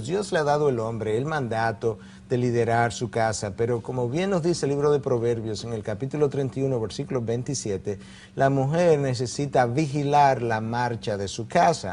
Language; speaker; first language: Spanish; native; Spanish